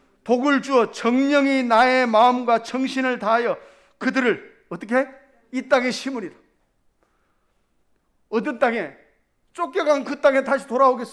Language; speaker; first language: Korean; native; Korean